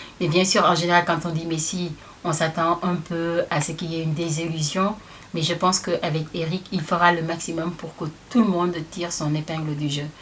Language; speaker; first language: French; non-native, local second language; Wolof